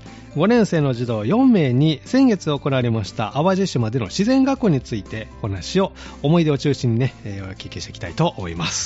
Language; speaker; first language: Japanese; native; Japanese